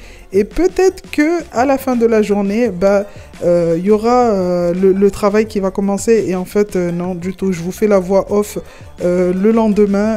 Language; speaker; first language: French; non-native, local second language; Comorian